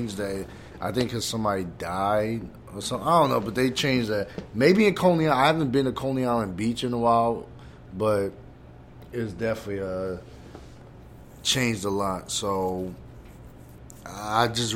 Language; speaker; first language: English; native; English